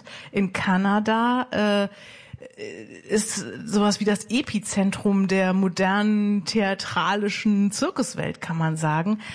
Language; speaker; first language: German; native; German